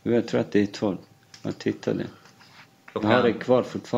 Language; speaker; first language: Swedish; non-native, fluent; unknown